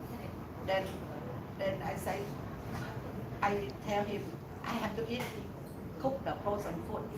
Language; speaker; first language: English; non-native, learner; Vietnamese